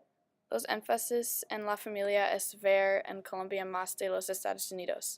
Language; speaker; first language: Spanish; non-native, learner; English